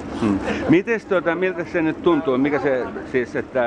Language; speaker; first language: Finnish; early bilingual, heritage; Finnish